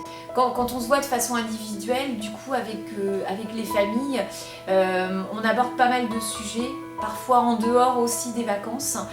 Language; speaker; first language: French; native; French